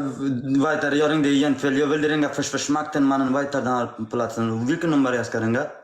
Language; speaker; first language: Swedish; non-native, learner; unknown